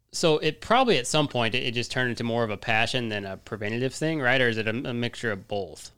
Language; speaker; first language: English; native; English